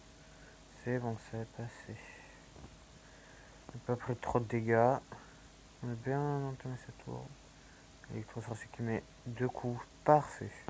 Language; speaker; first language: French; native; French